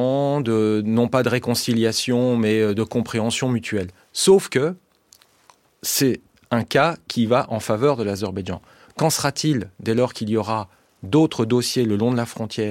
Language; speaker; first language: French; native; French